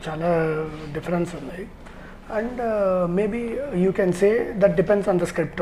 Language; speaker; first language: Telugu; non-native, learner; Tamil